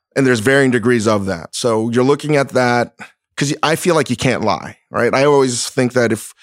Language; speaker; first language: English; native; English